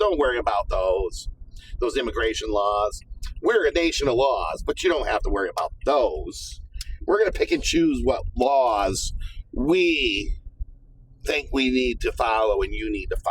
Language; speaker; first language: English; native; English